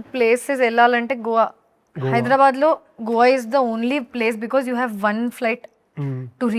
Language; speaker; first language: Telugu; non-native, learner; Hindi